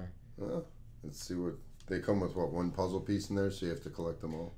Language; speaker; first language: English; native; English